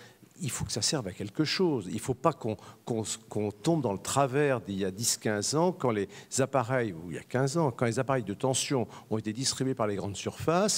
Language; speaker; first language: French; native; French